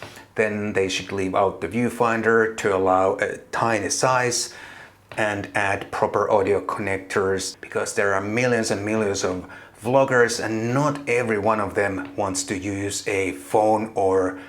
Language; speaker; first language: English; non-native, fluent; Finnish